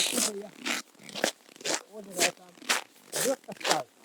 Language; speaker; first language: Russian; non-native, local second language; Yakut